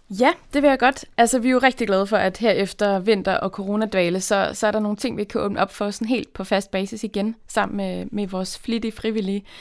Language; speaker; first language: Danish; native; Danish